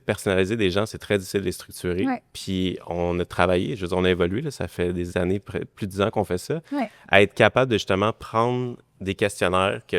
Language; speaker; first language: French; native; French